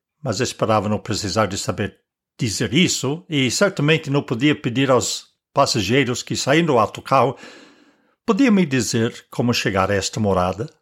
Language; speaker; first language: Portuguese; non-native, fluent; English